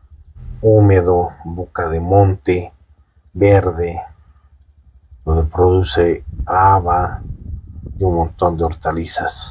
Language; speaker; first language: Spanish; native; Spanish